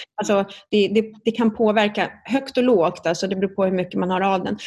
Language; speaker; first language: Swedish; early bilingual, other home language; Italian